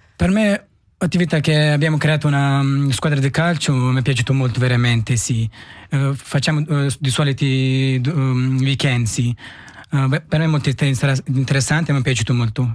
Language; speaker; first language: Italian; non-native, learner; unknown